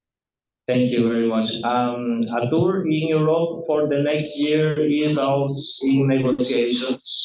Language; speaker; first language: English; non-native, learner; Spanish